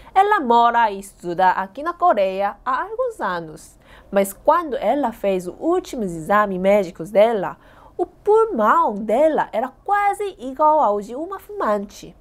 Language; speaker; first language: Portuguese; non-native, fluent; Korean